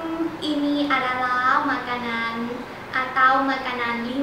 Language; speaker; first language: Indonesian; non-native, learner; Thai